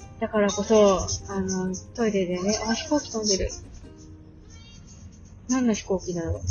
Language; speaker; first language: Japanese; native; Japanese